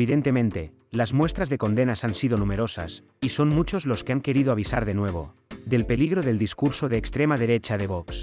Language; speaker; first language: Spanish; native; Spanish